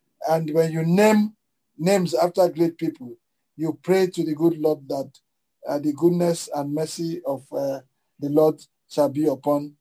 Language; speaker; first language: English; native; English